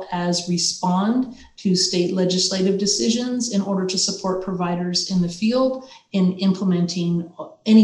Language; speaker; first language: English; native; English